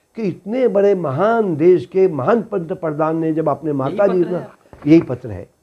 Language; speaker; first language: Hindi; native; Hindi